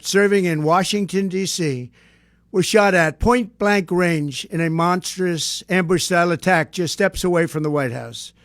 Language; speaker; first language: English; native; English